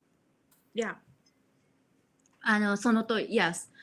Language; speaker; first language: English; non-native, learner; Japanese